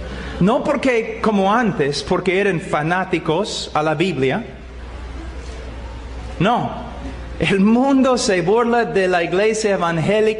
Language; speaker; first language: Spanish; non-native, fluent; English